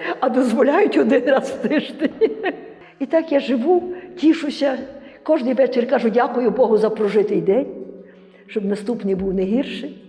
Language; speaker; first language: Ukrainian; native; Ukrainian